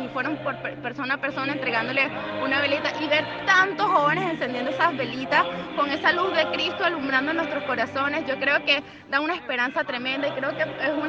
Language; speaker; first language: Spanish; native; Spanish